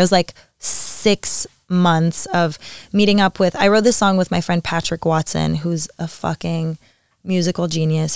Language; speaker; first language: English; native; English